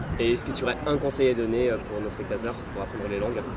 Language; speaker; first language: French; native; French